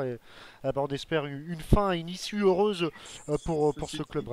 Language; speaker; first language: French; native; French